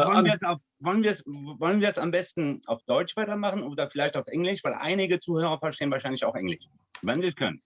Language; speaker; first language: German; non-native, fluent; French